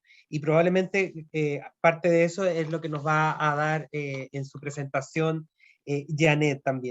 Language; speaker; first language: Spanish; native; Spanish